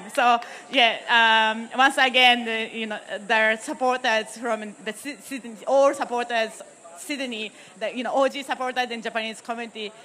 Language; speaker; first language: English; non-native, fluent; Japanese